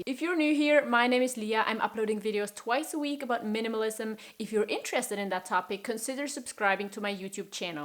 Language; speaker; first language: English; non-native, fluent; German